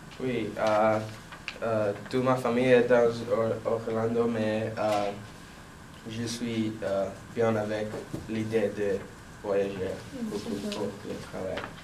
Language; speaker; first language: French; non-native, learner; English